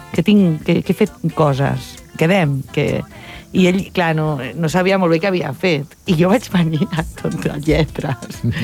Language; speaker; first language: Catalan; non-native, local second language; Spanish